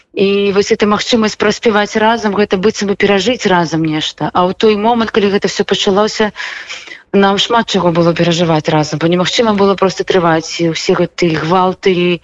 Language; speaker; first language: Belarusian; non-native, local second language; Russian